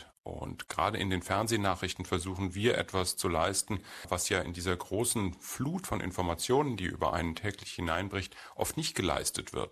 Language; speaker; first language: German; native; German